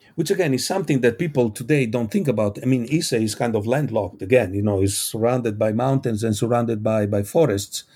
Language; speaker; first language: English; non-native, fluent; Italian